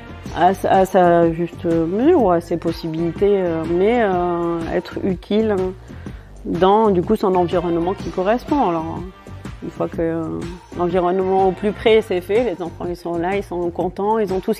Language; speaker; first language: French; native; French